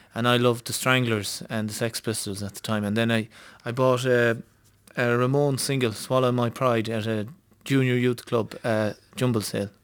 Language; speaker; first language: English; native; English